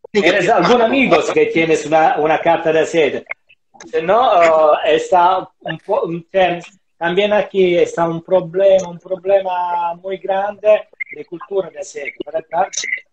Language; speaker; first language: Spanish; non-native, learner; Italian